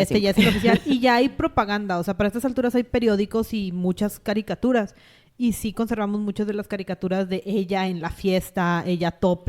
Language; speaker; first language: Spanish; native; Spanish